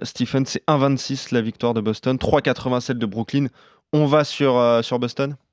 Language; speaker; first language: French; native; French